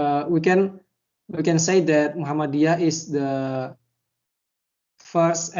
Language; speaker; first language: English; non-native, learner; Indonesian